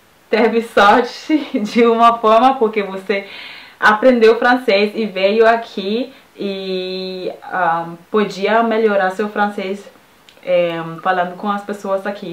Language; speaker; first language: Portuguese; non-native, fluent; French